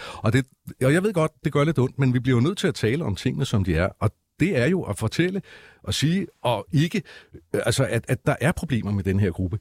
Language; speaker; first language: Danish; native; Danish